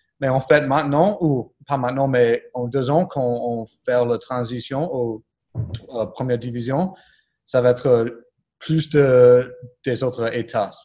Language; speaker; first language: French; non-native, learner; English